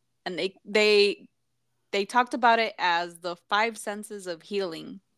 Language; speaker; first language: English; early bilingual, other home language; Spanish